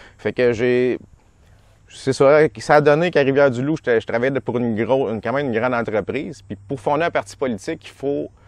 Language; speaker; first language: French; native; French